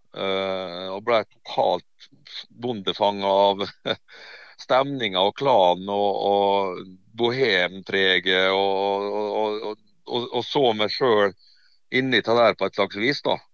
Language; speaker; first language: Norwegian; native; Norwegian